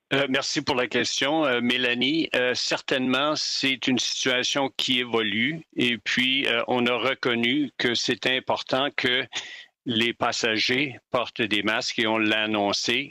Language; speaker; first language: French; native; French